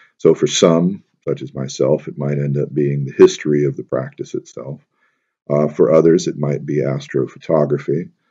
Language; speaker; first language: English; native; English